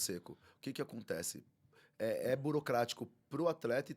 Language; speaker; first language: Portuguese; native; Portuguese